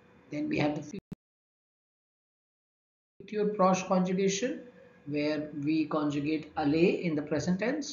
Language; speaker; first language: English; non-native, local second language; Tamil